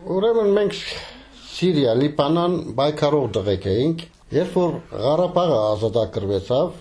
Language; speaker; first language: Armenian; early bilingual, heritage; Armenian